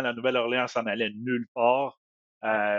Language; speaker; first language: French; native; French